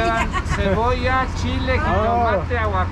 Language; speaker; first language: Spanish; native; Spanish